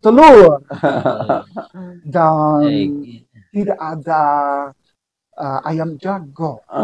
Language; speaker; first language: Indonesian; non-native, learner; Dutch